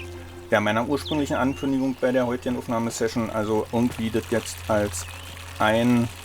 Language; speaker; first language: German; native; German